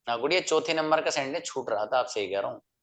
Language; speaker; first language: Hindi; native; Hindi